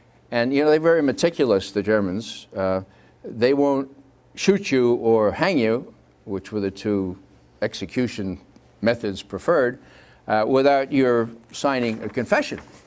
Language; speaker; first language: English; native; English